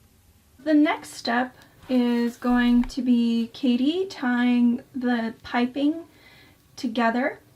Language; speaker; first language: English; native; English